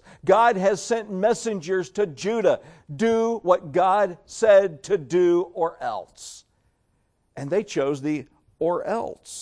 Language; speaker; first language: English; native; English